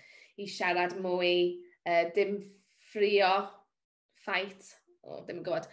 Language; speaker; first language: Welsh; non-native, learner; English